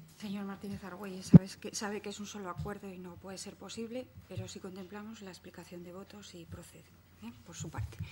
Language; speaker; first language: Spanish; native; Spanish